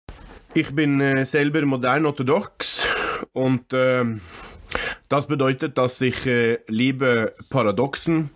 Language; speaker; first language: German; non-native, fluent; English